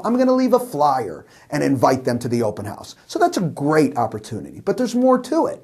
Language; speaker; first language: English; native; English